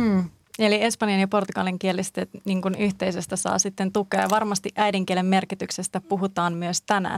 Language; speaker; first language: Finnish; native; Finnish